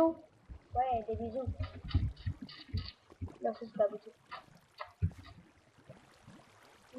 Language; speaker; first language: French; native; French